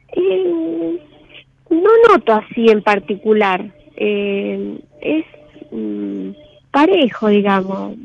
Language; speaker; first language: Spanish; native; Spanish